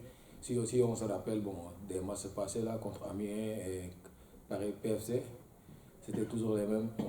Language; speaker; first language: French; non-native, local second language; Bambara